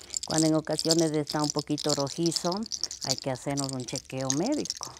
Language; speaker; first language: Spanish; native; Spanish